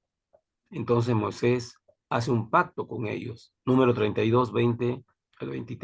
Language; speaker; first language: Spanish; native; Spanish